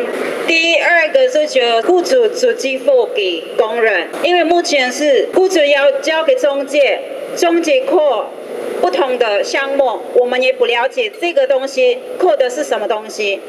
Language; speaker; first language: Chinese; non-native, learner; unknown